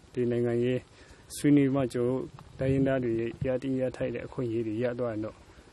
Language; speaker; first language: Burmese; non-native, local second language; Kachin